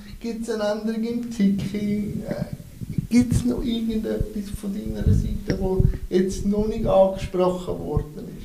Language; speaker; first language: German; native; German